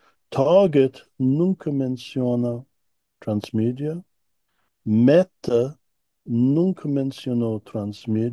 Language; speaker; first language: Portuguese; non-native, fluent; English